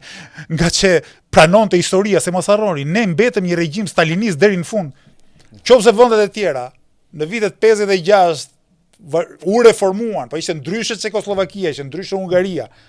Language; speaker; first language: Albanian; native; Albanian